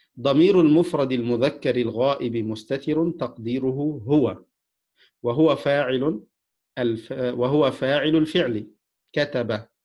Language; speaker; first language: Arabic; non-native, fluent; Indonesian